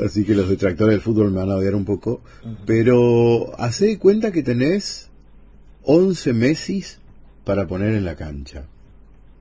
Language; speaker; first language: Spanish; native; Spanish